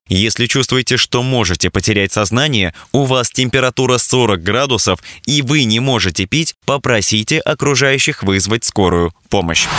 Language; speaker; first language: Russian; native; Russian